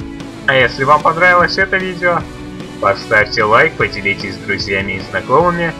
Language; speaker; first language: Russian; native; Russian